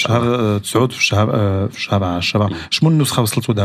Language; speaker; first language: Arabic; native; Arabic